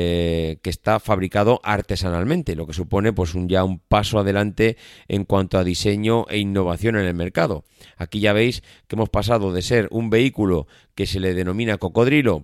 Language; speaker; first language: Spanish; native; Spanish